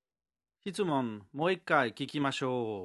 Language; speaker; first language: Japanese; non-native, learner; French